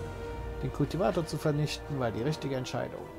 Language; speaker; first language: German; native; German